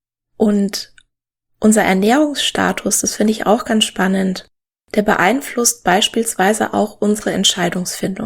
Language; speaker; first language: German; native; German